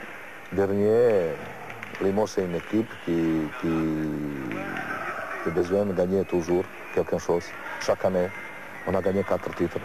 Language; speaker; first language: French; non-native, learner; Serbian